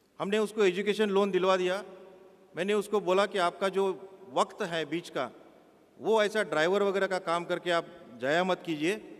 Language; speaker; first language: Hindi; non-native, local second language; Marathi